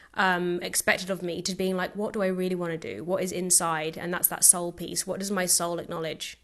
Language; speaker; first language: English; native; English